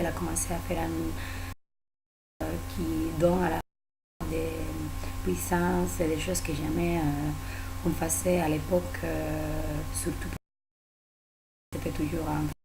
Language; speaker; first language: French; non-native, learner; Spanish